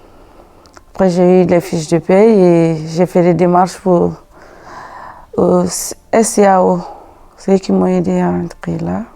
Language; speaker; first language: French; non-native, fluent; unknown